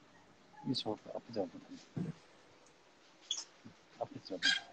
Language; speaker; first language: Japanese; non-native, fluent; Korean